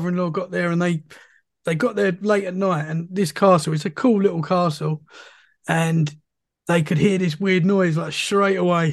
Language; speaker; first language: English; native; English